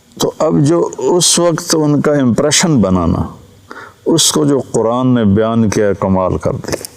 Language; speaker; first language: Urdu; non-native, local second language; Punjabi